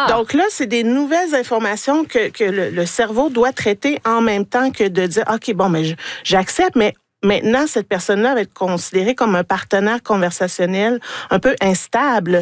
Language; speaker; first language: French; native; French